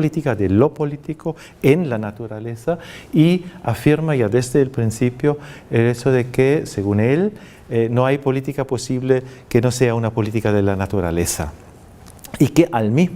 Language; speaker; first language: Spanish; non-native, fluent; German